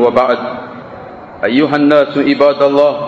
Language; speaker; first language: Arabic; non-native, fluent; Swahili